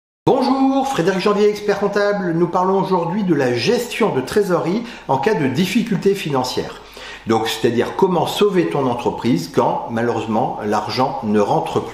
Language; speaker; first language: French; native; French